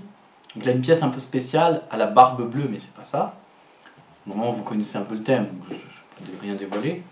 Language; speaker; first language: French; native; French